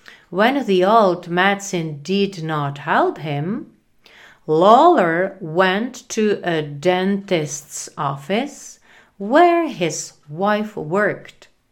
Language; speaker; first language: English; non-native, fluent; Czech